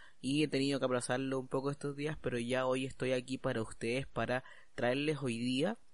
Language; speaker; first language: Spanish; native; Spanish